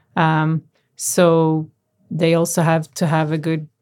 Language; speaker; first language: English; native; English